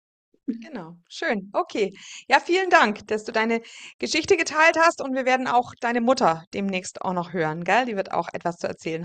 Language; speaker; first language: German; native; German